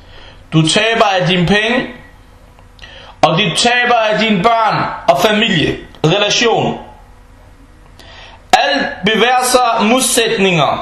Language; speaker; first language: Danish; early bilingual, other home language; Arabic